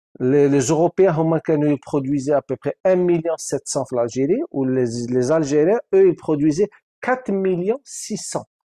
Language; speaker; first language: French; non-native, local second language; Arabic